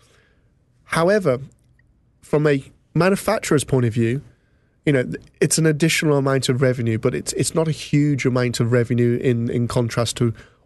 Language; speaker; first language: English; native; English